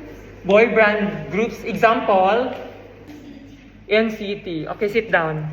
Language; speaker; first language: English; non-native, fluent; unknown